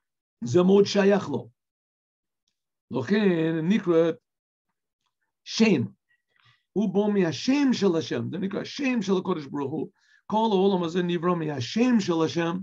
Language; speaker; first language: Hebrew; non-native, fluent; English